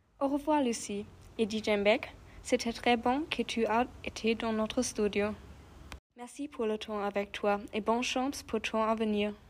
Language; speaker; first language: French; non-native, learner; German